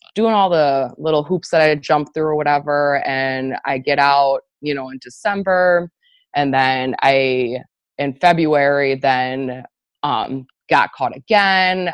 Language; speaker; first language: English; native; English